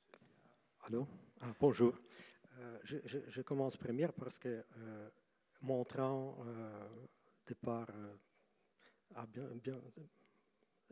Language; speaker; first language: French; non-native, learner; Ukrainian